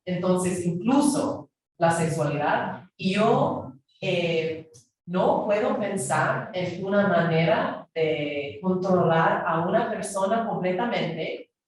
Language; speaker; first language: Spanish; non-native, fluent; English